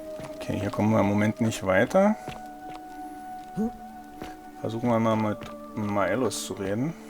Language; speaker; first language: German; native; German